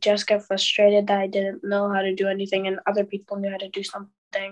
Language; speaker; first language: English; native; English